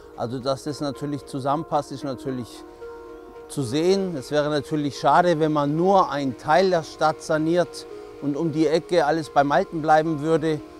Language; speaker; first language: German; non-native, fluent; Spanish